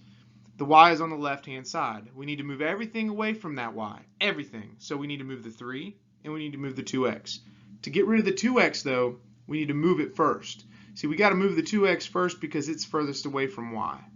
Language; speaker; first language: English; native; English